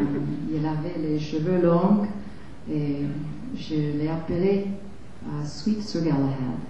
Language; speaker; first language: French; non-native, fluent; English